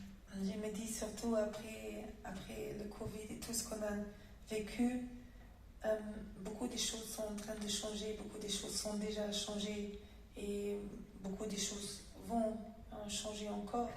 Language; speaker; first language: French; non-native, fluent; German